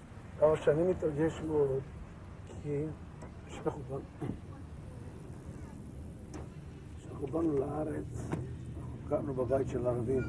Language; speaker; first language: Hebrew; non-native, fluent; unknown